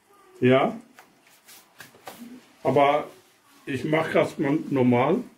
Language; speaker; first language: German; non-native, learner; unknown